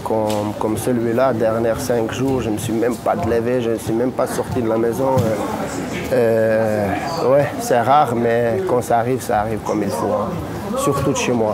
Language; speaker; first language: French; non-native, learner; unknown